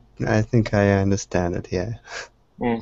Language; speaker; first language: English; non-native, fluent; Russian